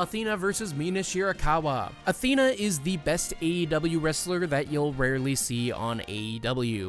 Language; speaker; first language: English; native; English